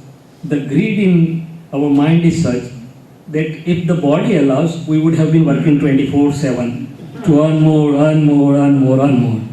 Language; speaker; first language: English; non-native, local second language; Gujarati